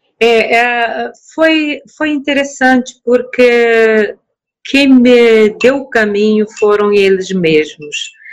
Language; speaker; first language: Portuguese; non-native, local second language; Kabuverdianu